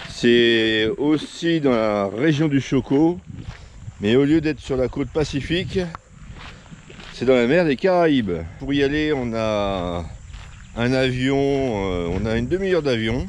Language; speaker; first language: French; native; French